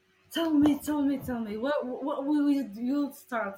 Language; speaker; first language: English; non-native, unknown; Arabic